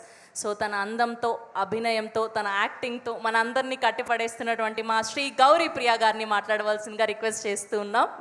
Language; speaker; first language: Telugu; native; Telugu